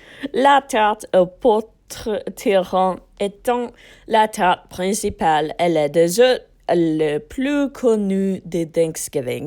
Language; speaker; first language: French; non-native, learner; English